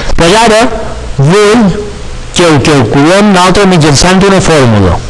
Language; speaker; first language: Spanish; non-native, local second language; Catalan